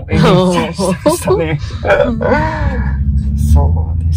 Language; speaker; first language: Japanese; non-native, learner; Chinese